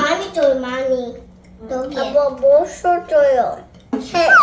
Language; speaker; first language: Korean; early bilingual, heritage; English